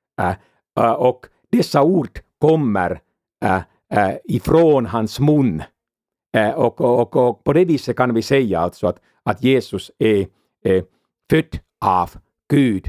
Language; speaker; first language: Swedish; non-native, fluent; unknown